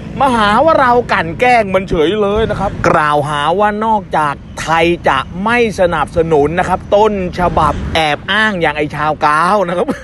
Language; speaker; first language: Thai; native; Thai